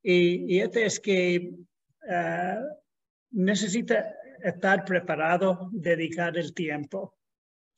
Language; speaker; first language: Spanish; non-native, fluent; English